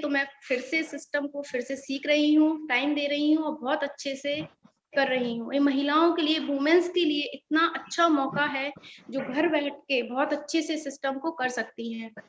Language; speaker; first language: Hindi; native; Hindi